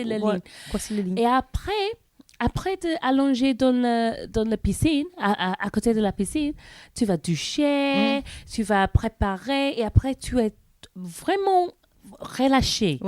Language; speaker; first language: French; non-native, learner; English